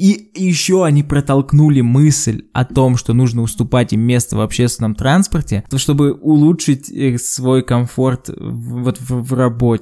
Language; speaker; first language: Russian; native; Russian